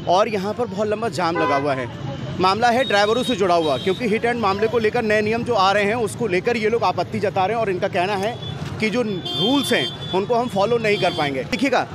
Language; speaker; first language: Hindi; native; Hindi